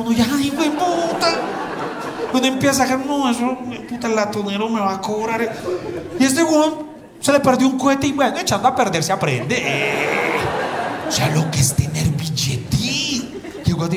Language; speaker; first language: Spanish; native; Spanish